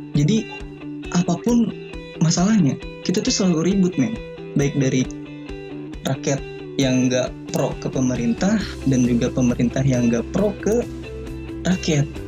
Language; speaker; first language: Indonesian; native; Indonesian